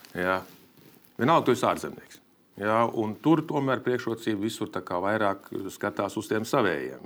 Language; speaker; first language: Latvian; native; Latvian